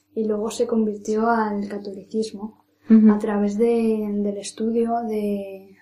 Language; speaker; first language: Spanish; native; Spanish